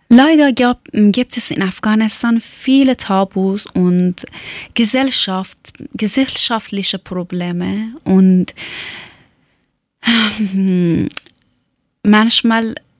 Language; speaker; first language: German; non-native, learner; Persian